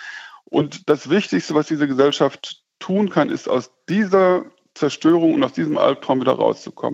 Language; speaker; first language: German; native; German